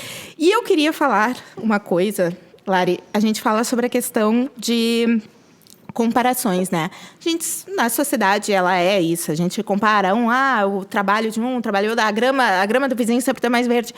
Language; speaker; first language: Portuguese; native; Portuguese